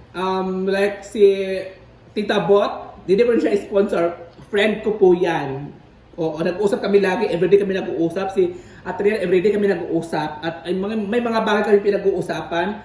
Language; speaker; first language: Filipino; native; Filipino